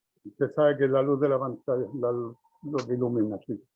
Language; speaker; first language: Spanish; native; Spanish